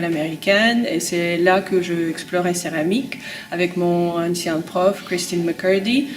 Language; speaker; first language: French; non-native, fluent; Russian